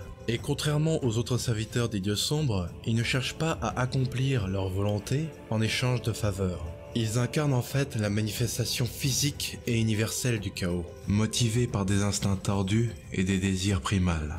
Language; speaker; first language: French; native; French